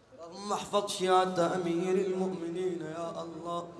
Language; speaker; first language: Arabic; native; Arabic